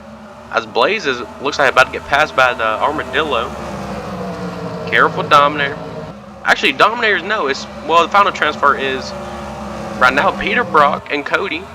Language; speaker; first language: English; native; English